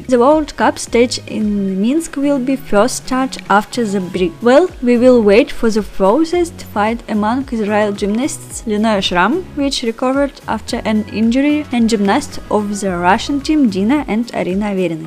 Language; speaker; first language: English; non-native, learner; Russian